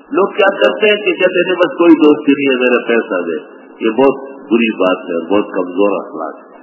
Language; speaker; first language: Urdu; non-native, local second language; Pashto